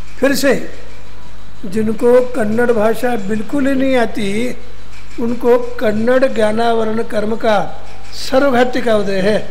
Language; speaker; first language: Hindi; non-native, local second language; Kannada